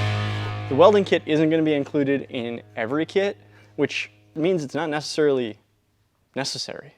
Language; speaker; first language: English; native; English